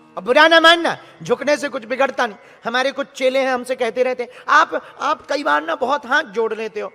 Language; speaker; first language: Hindi; native; Hindi